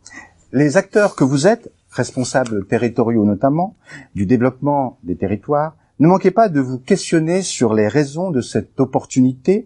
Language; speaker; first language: French; native; French